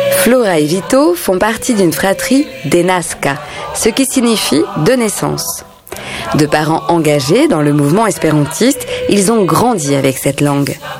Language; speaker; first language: French; native; French